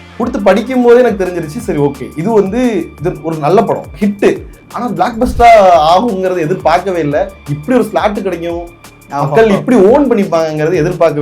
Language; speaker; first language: Tamil; native; Tamil